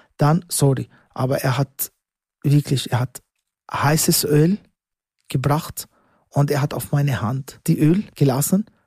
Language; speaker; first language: German; non-native, learner; Arabic